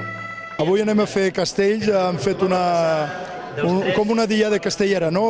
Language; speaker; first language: Catalan; non-native, local second language; French